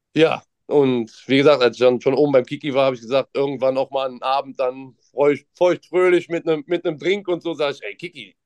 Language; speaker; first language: German; native; German